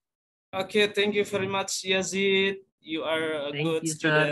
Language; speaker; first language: English; non-native, learner; Indonesian